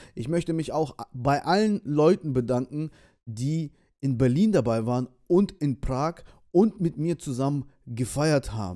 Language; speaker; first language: German; early bilingual, other home language; Russian